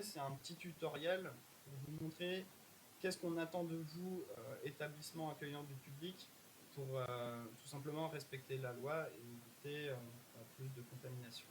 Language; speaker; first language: French; native; French